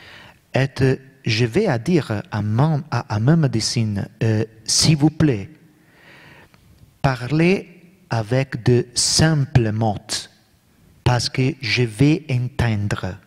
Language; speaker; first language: French; non-native, learner; Italian